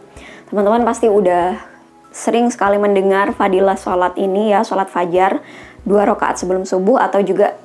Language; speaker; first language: Indonesian; native; Indonesian